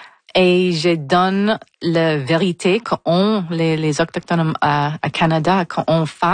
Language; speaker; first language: French; non-native, fluent; English